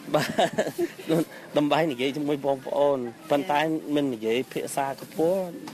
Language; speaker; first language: Khmer; non-native, fluent; English